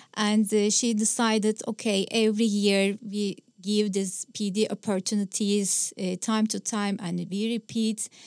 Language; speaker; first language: English; non-native, fluent; Turkish